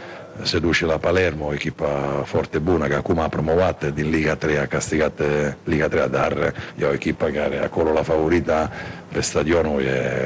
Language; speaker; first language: Romanian; non-native, fluent; Italian